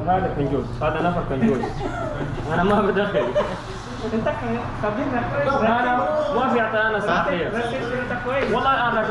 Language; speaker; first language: Arabic; non-native, learner; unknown